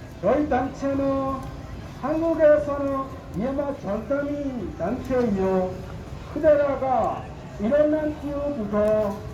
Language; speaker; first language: Korean; non-native, fluent; Burmese